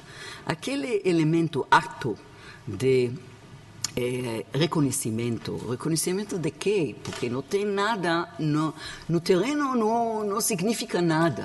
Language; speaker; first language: Portuguese; non-native, learner; Hebrew